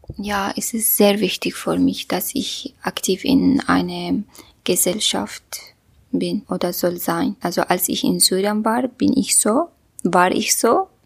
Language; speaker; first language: German; non-native, learner; Kurdish